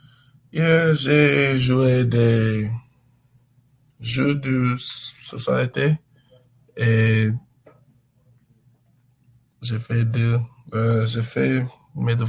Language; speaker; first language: French; non-native, learner; English